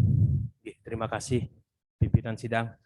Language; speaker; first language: Indonesian; native; Indonesian